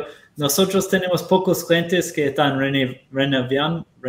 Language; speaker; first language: Spanish; non-native, fluent; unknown